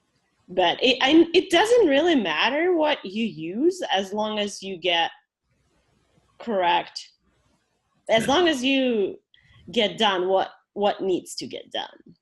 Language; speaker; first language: English; non-native, fluent; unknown